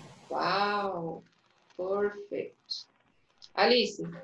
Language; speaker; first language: English; non-native, fluent; Portuguese